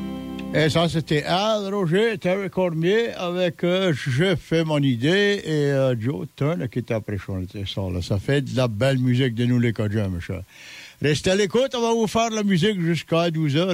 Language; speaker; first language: French; native; French